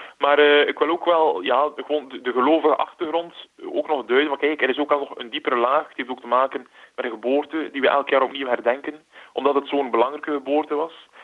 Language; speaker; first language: Dutch; native; Dutch